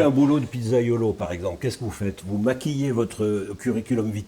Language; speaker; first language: French; native; French